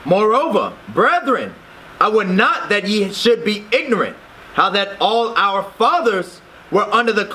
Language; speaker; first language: English; native; English